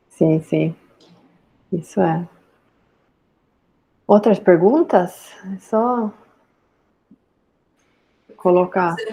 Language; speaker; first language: Portuguese; non-native, fluent; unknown